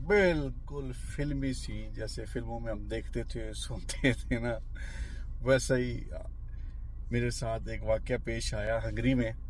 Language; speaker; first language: Urdu; non-native, local second language; Punjabi